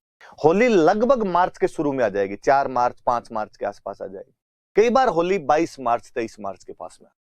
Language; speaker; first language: Hindi; native; Hindi